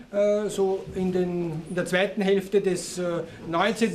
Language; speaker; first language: German; native; German